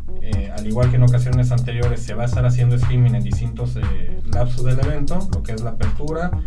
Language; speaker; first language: Spanish; native; Spanish